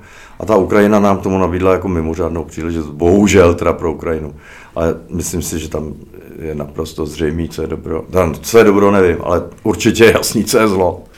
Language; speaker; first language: Czech; native; Czech